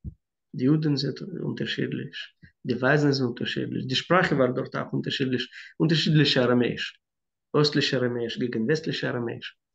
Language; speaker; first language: German; non-native, fluent; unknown